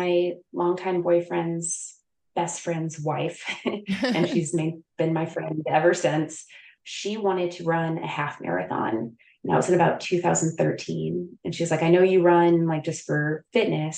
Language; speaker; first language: English; native; English